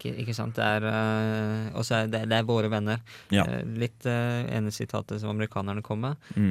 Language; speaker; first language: Norwegian; native; Norwegian